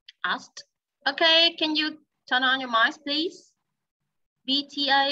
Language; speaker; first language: English; non-native, learner; Vietnamese